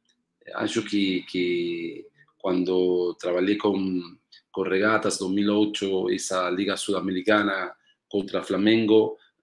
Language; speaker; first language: Portuguese; non-native, learner; Spanish